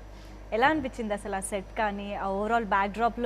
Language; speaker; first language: Telugu; native; Telugu